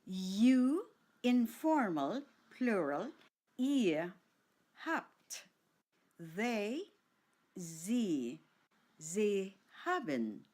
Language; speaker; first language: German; non-native, fluent; Filipino